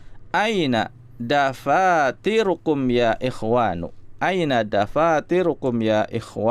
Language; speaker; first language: Arabic; non-native, fluent; Indonesian